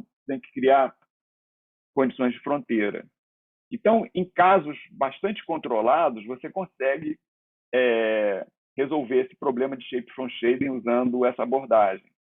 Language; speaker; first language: Portuguese; native; Portuguese